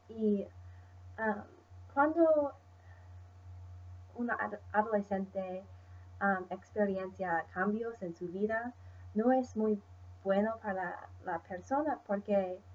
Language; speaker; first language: Spanish; non-native, learner; English